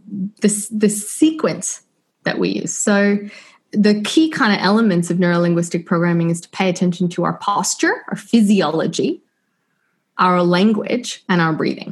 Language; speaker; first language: English; native; English